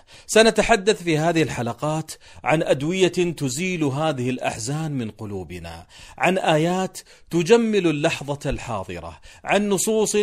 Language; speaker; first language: Arabic; native; Arabic